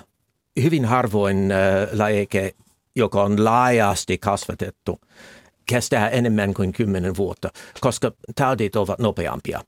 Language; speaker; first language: Finnish; non-native, fluent; English